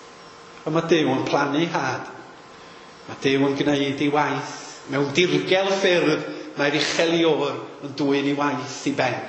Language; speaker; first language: Welsh; native; Welsh